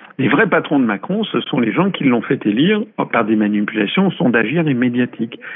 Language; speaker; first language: French; native; French